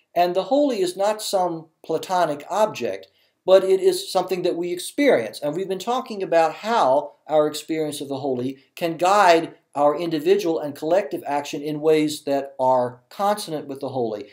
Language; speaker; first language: English; native; English